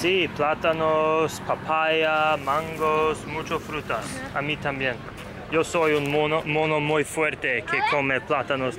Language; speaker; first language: Spanish; non-native, learner; English